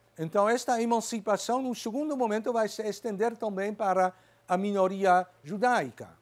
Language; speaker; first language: Portuguese; non-native, fluent; Dutch